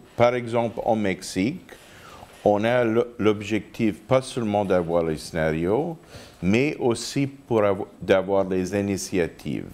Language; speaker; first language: French; non-native, fluent; English